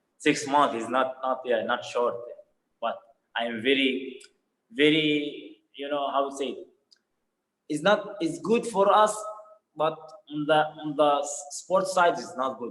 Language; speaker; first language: English; non-native, fluent; Arabic